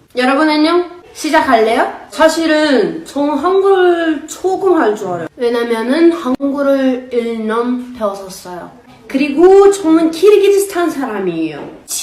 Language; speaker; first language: Korean; non-native, learner; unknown